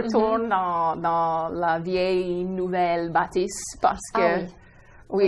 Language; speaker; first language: French; non-native, local second language; English